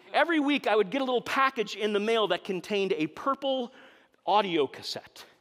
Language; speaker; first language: English; native; English